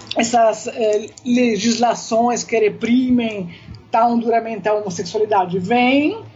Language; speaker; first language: Portuguese; non-native, fluent; Italian